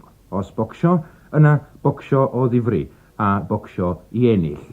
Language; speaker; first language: Welsh; native; Welsh